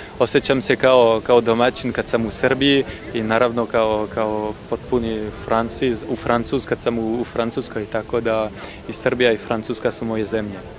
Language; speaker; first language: Serbian; non-native, fluent; French